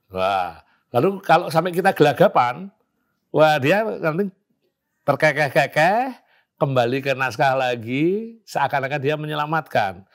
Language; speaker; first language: Indonesian; non-native, local second language; Javanese